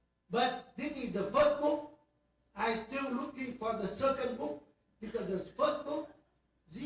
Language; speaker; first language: English; non-native, learner; Vietnamese